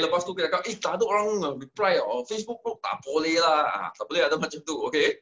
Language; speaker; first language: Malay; non-native, local second language; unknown